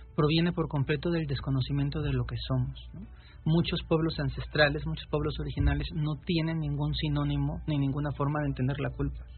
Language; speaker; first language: Spanish; native; Spanish